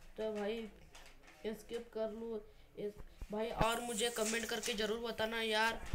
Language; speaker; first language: Hindi; non-native, local second language; Marathi